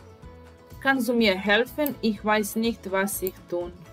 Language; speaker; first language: German; non-native, fluent; Serbian